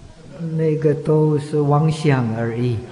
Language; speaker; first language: Chinese; non-native, fluent; Czech